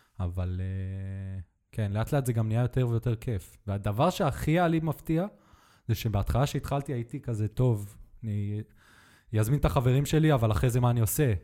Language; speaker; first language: Hebrew; native; Hebrew